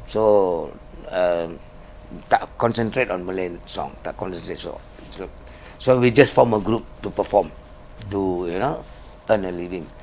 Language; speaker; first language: English; non-native, local second language; Tamil